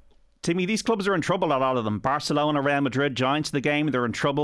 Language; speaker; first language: English; native; English